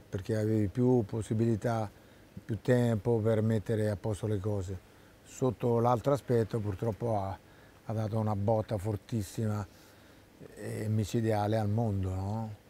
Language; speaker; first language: Italian; native; Italian